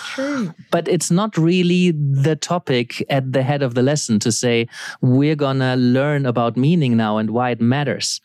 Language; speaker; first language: English; non-native, fluent; German